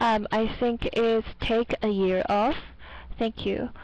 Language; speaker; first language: English; non-native, fluent; Chinese